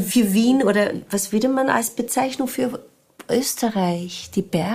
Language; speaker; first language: German; non-native, fluent; Portuguese